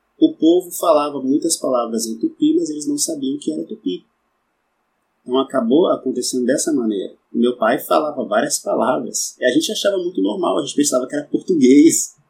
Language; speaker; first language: Portuguese; native; Portuguese